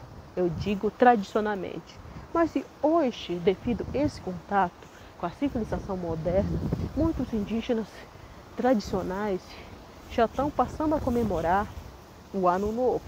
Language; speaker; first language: Portuguese; non-native, local second language; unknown